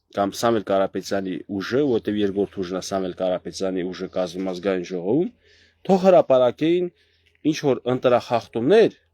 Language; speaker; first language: Armenian; native; Armenian